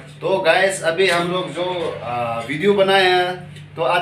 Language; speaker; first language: Hindi; non-native, local second language; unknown